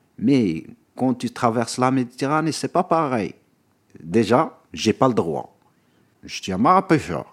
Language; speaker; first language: French; non-native, local second language; Arabic